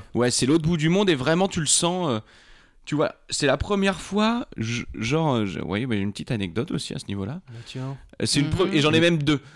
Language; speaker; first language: French; native; French